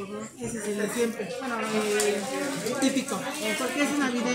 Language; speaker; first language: Spanish; native; Spanish